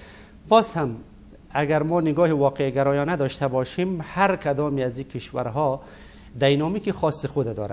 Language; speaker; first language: Persian; native; Persian